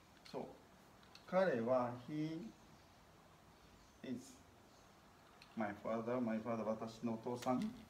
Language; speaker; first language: English; non-native, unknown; Japanese